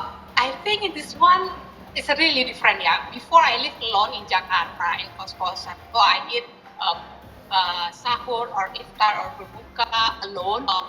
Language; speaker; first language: English; non-native, learner; Indonesian